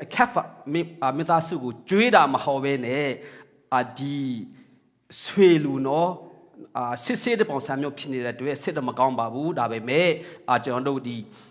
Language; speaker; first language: Burmese; non-native, local second language; Hakha Chin